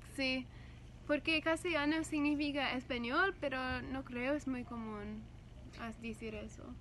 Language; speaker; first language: Spanish; non-native, learner; English